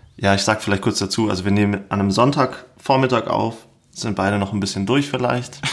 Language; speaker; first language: German; native; German